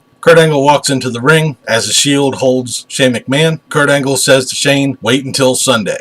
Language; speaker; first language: English; native; English